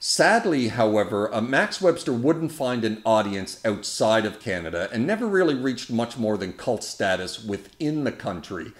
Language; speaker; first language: English; native; English